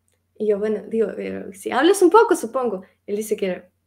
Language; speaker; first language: Spanish; non-native, fluent; Russian